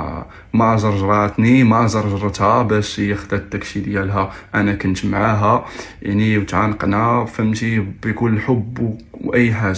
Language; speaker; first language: Arabic; native; Arabic